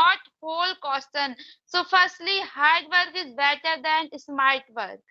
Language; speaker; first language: English; non-native, learner; Hindi